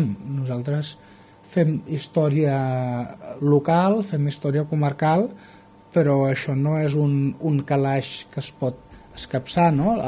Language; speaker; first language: Catalan; native; Catalan